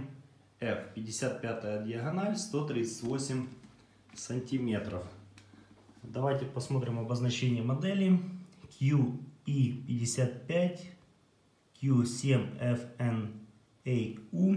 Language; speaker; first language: Russian; native; Russian